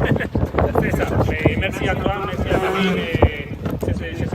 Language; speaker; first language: French; non-native, fluent; Spanish